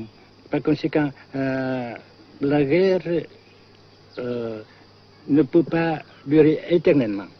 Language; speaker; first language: French; non-native, local second language; Vietnamese